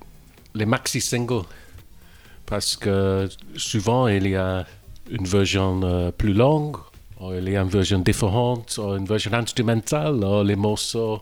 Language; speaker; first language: French; non-native, learner; English